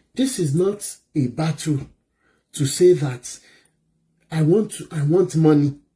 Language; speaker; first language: English; non-native, local second language; Yoruba